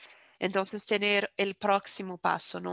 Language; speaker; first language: Spanish; non-native, fluent; Portuguese